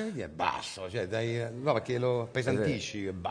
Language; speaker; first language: Italian; native; Italian